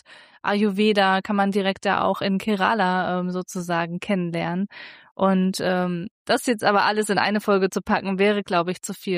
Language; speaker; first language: German; native; German